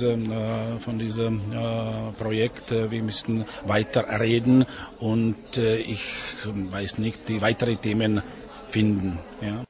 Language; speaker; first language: German; non-native, learner; Czech